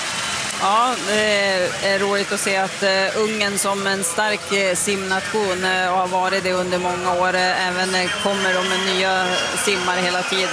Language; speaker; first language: Swedish; native; Swedish